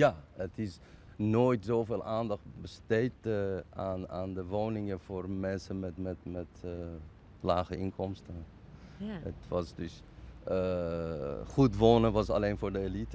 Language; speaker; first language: Dutch; non-native, fluent; Persian